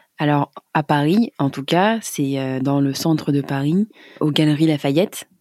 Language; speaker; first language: French; native; French